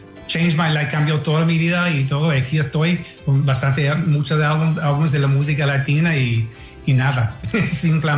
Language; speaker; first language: Spanish; non-native, fluent; English